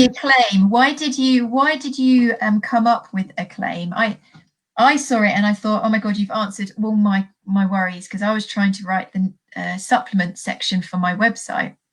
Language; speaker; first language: English; native; English